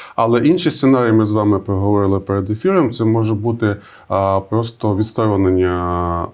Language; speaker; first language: Ukrainian; native; Ukrainian